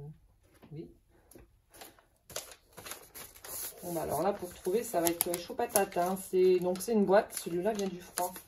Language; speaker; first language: French; native; French